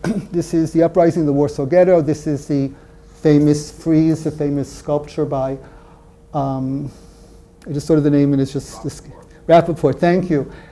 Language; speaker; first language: English; native; English